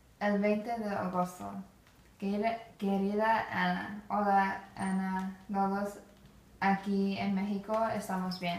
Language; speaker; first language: Spanish; non-native, learner; English